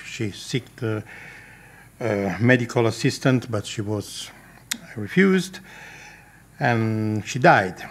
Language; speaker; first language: English; non-native, fluent; Italian